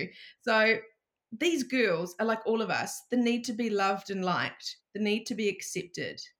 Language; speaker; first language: English; native; English